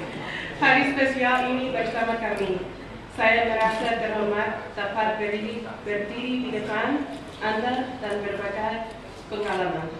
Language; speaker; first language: Indonesian; non-native, learner; English